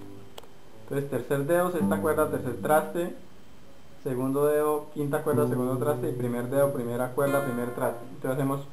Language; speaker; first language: Spanish; native; Spanish